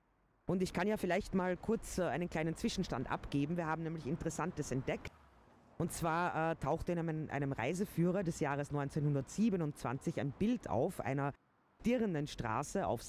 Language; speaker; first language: German; native; German